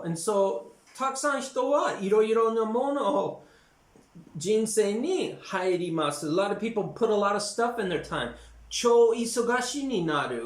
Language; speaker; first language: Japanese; non-native, learner; English